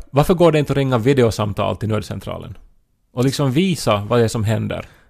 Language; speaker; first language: Swedish; native; Swedish